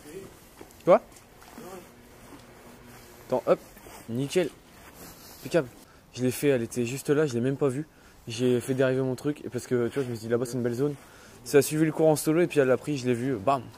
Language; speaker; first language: French; native; French